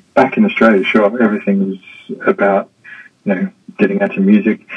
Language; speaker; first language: English; native; English